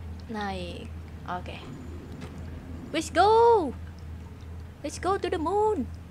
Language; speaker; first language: English; non-native, local second language; Malay